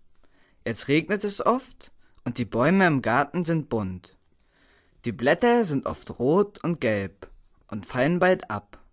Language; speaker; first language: German; non-native, learner; Norwegian